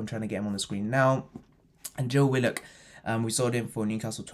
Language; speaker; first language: English; native; English